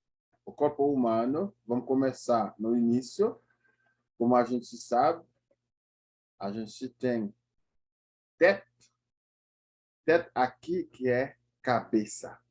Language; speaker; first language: Portuguese; non-native, fluent; Haitian Creole